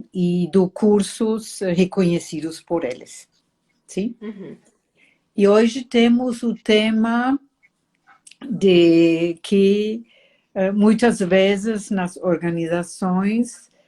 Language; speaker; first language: Portuguese; non-native, fluent; German